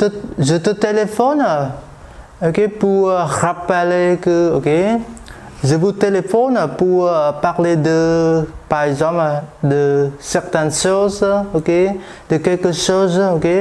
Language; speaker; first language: French; non-native, fluent; Khmer